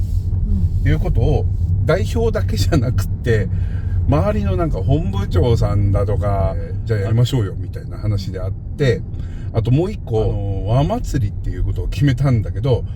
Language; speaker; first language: Japanese; native; Japanese